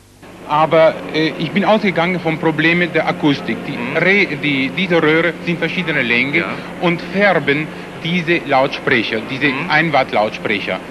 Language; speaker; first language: German; non-native, fluent; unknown